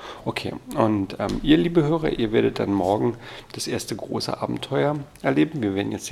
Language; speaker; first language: German; native; German